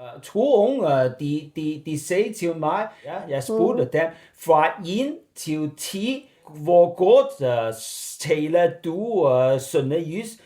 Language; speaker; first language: Danish; non-native, learner; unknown